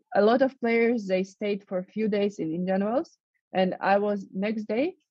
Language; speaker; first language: English; non-native, fluent; Russian